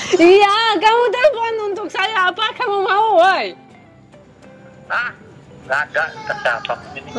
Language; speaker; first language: Indonesian; non-native, learner; Russian